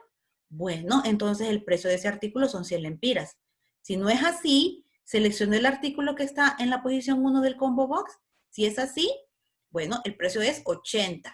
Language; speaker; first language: Spanish; native; Spanish